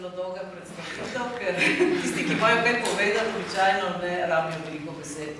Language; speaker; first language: Slovenian; native; Slovenian